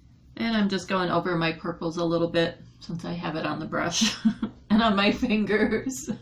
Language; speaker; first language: English; native; English